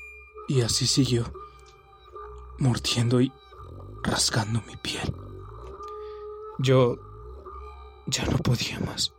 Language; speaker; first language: Spanish; native; Spanish